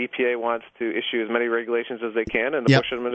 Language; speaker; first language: English; native; English